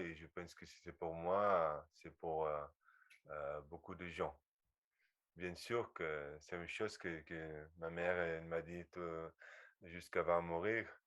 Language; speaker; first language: French; non-native, learner; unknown